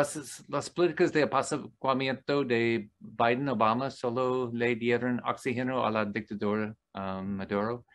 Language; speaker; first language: Spanish; non-native, learner; English